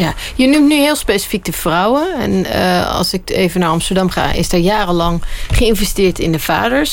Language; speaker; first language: Dutch; native; Dutch